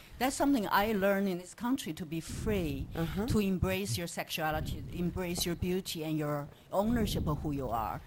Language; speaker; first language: English; non-native, fluent; Chinese